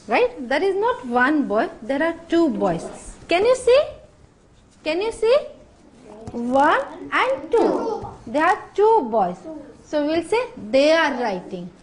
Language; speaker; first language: English; non-native, fluent; Gujarati